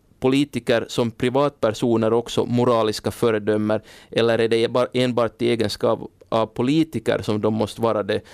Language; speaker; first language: Swedish; native; Swedish